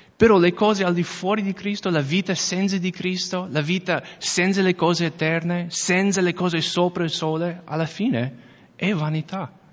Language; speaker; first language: Italian; non-native, fluent; English